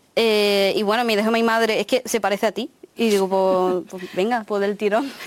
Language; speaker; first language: Spanish; early bilingual, other home language; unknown